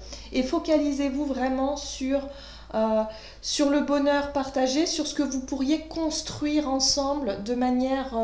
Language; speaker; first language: French; native; French